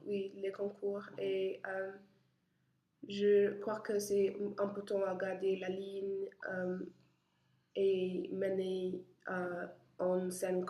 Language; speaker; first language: French; non-native, learner; English